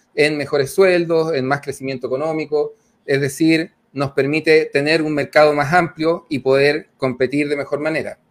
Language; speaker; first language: Spanish; native; Spanish